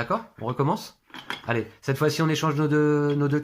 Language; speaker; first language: French; native; French